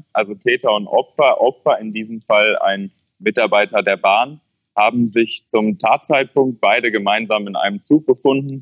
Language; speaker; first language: German; native; German